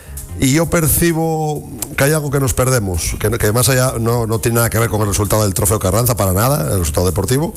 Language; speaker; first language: Spanish; native; Spanish